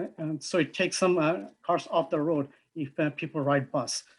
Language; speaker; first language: English; native; English